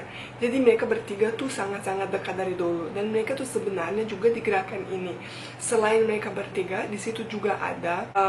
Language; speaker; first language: Indonesian; non-native, fluent; Bosnian